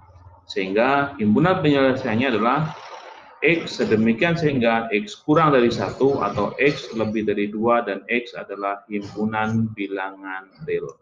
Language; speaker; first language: Indonesian; native; Indonesian